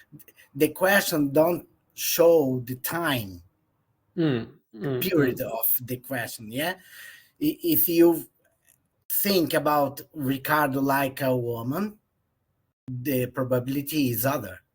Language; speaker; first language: English; non-native, learner; Portuguese